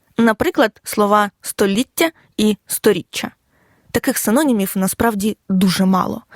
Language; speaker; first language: Ukrainian; native; Ukrainian